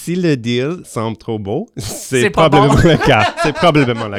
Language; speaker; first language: French; non-native, local second language; English